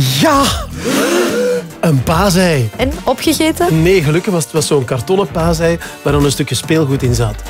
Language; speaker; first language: Dutch; native; Dutch